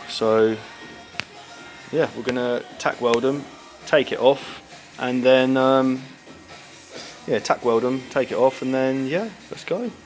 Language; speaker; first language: English; native; English